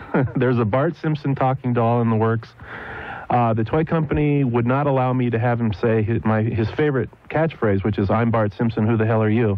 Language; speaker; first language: English; native; English